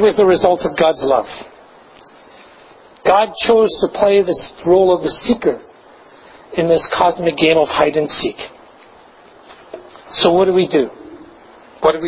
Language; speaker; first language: English; native; English